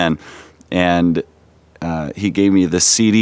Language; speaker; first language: English; native; English